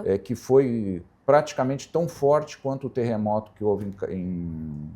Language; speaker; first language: Portuguese; native; Portuguese